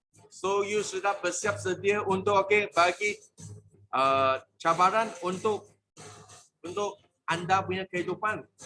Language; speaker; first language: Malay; non-native, local second language; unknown